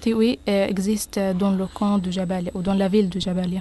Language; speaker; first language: French; non-native, learner; Arabic